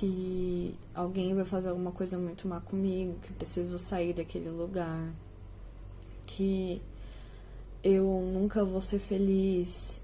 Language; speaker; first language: Portuguese; native; Portuguese